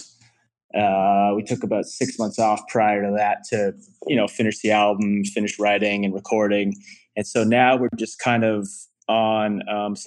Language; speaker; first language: English; native; English